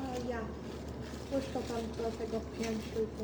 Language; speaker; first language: Polish; early bilingual, heritage; Polish